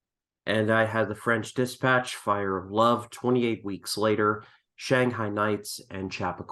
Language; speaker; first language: English; native; English